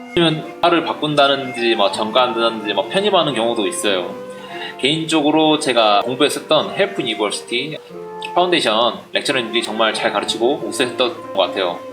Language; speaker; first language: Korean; native; Korean